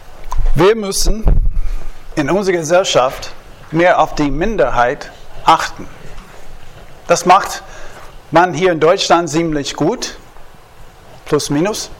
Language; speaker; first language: German; non-native, fluent; English